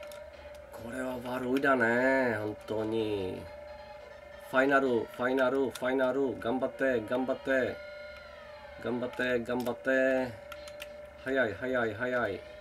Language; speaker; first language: Japanese; non-native, learner; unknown